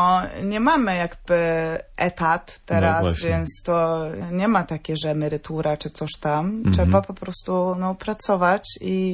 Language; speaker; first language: Polish; non-native, fluent; Norwegian